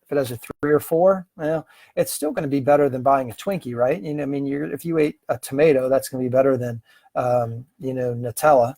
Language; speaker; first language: English; native; English